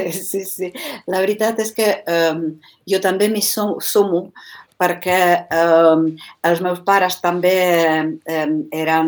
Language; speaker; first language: Catalan; non-native, fluent; Czech